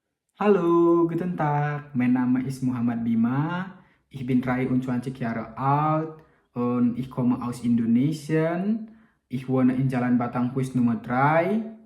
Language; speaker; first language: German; non-native, learner; Indonesian